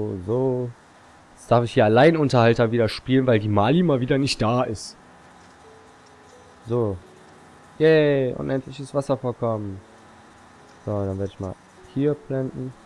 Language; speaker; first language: German; native; German